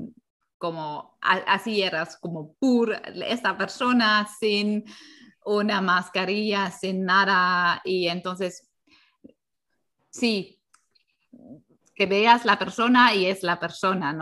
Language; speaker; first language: Spanish; non-native, fluent; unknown